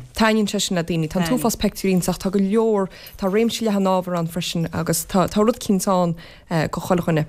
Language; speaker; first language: Irish; native; Irish